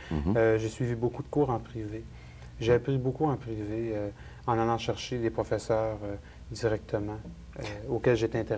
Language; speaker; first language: French; native; French